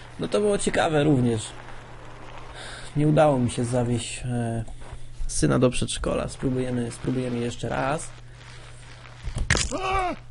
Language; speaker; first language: Polish; native; Polish